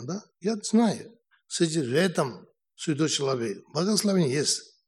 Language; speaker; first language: Russian; non-native, learner; Tibetan